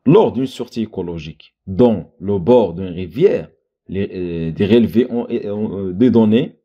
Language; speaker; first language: French; non-native, local second language; Arabic